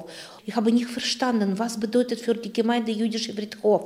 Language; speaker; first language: German; non-native, fluent; Russian